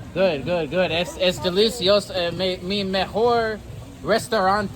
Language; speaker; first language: Spanish; non-native, learner; English